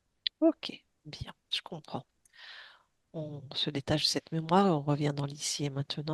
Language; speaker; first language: French; native; French